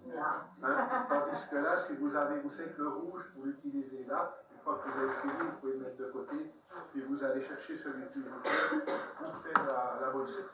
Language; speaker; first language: French; native; French